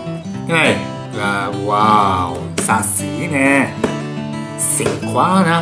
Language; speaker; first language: Vietnamese; non-native, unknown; Japanese